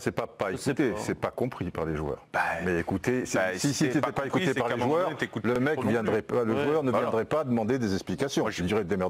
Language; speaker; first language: French; native; French